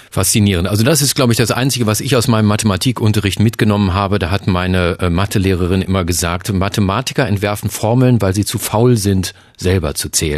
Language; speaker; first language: German; native; German